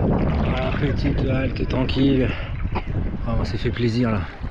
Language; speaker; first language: French; native; French